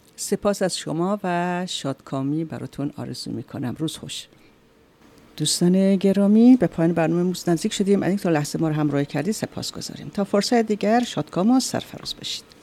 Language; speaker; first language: Persian; native; Persian